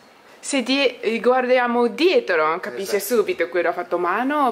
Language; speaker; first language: Italian; non-native, learner; Japanese